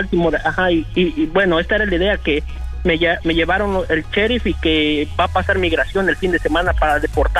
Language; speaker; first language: Spanish; native; Spanish